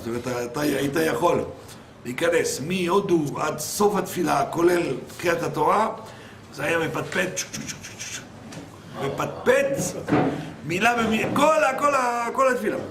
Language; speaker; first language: Hebrew; non-native, fluent; French